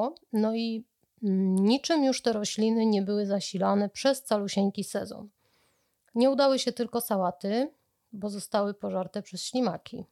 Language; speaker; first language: Polish; native; Polish